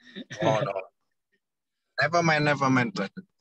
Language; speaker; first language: English; non-native, learner; Indonesian